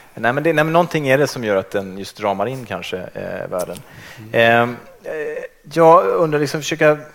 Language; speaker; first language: Swedish; native; Swedish